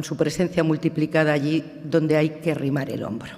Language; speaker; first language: Spanish; native; Spanish